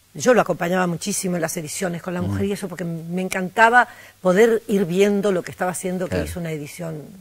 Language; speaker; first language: Spanish; native; Spanish